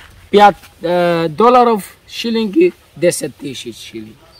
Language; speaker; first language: Russian; non-native, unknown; Swahili